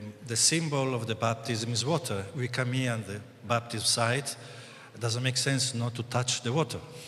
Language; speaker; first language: English; non-native, fluent; Italian